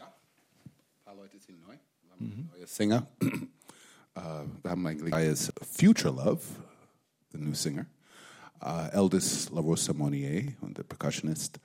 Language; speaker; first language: German; non-native, fluent; English